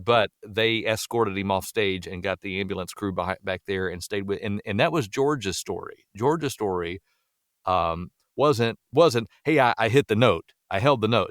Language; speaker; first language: English; native; English